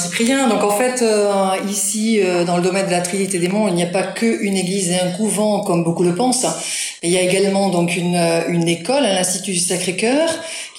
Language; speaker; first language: French; native; French